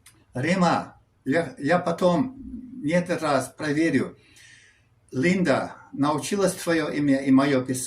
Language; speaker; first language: Russian; non-native, learner; English